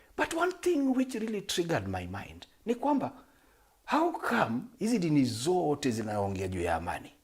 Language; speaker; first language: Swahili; non-native, local second language; Luo (Kenya and Tanzania)